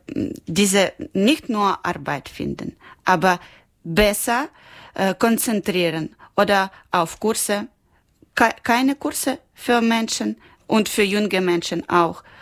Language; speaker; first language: German; non-native, learner; Ukrainian